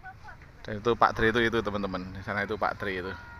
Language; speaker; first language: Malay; non-native, local second language; Javanese